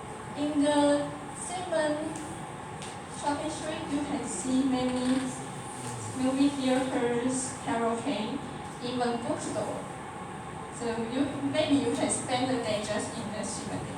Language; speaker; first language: English; non-native, learner; Chinese